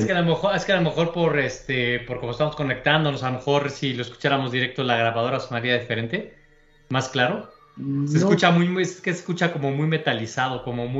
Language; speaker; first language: Spanish; native; Spanish